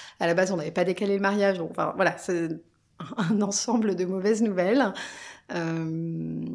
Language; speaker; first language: French; native; French